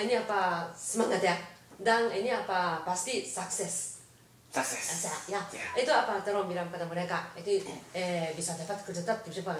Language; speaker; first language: Indonesian; non-native, fluent; Japanese